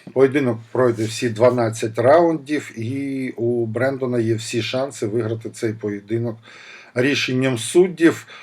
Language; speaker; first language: Ukrainian; non-native, local second language; Russian